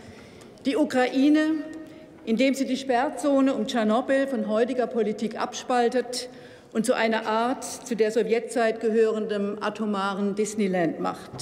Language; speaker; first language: German; native; German